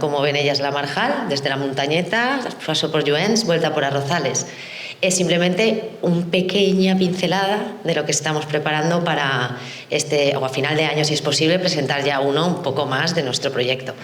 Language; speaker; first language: Spanish; native; Spanish